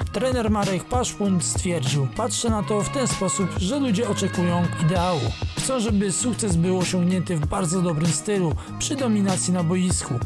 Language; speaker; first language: Polish; native; Polish